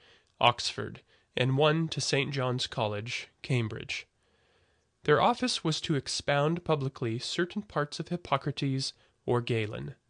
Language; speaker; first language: English; native; English